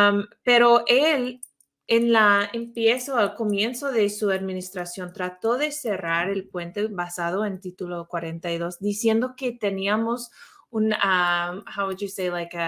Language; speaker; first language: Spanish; non-native, fluent; English